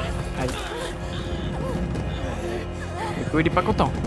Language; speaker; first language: French; native; French